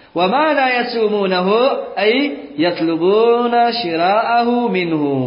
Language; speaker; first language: Swahili; native; Swahili